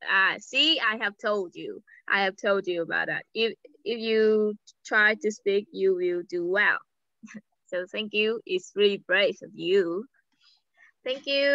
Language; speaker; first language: English; non-native, fluent; Vietnamese